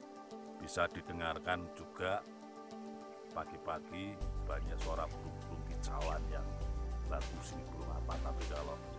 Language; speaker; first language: Indonesian; non-native, local second language; Javanese